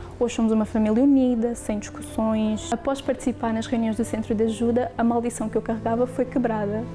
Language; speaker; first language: Portuguese; native; Portuguese